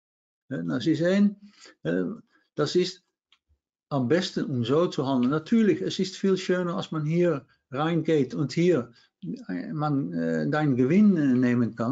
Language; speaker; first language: German; non-native, fluent; Dutch